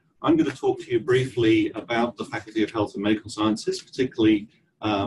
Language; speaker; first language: English; native; English